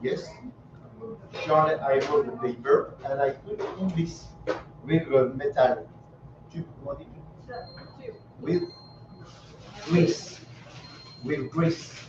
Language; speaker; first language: English; non-native, learner; French